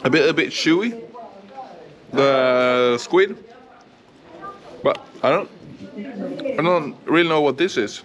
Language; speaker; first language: English; non-native, fluent; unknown